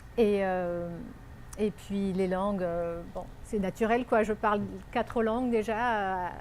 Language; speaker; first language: French; non-native, local second language; Arabic